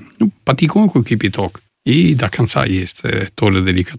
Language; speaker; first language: Russian; non-native, learner; Italian